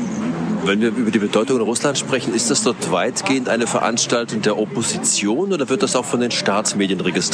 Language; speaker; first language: German; native; German